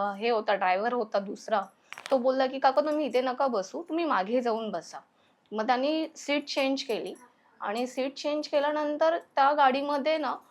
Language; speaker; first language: Marathi; native; Marathi